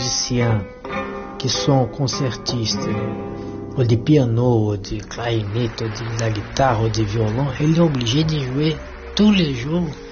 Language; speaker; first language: French; non-native, fluent; Portuguese